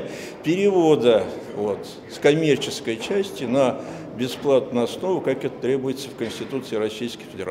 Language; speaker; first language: Russian; native; Russian